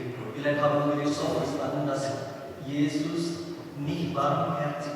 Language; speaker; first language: German; non-native, learner; Indonesian